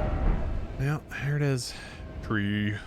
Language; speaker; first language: English; native; English